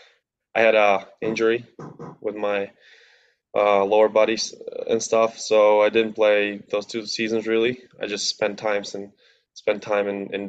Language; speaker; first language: English; non-native, fluent; Latvian